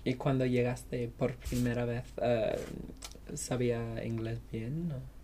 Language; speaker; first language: Spanish; non-native, learner; English